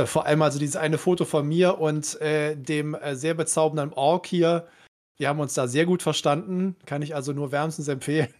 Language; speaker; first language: German; native; German